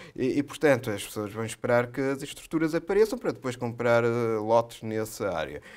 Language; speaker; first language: Portuguese; native; Portuguese